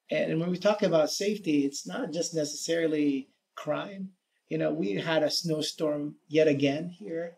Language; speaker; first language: English; native; English